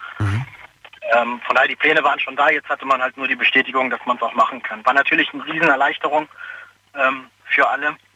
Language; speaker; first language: German; early bilingual, other home language; Persian